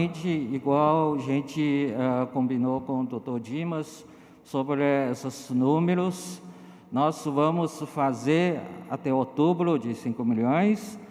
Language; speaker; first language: Portuguese; non-native, learner; Chinese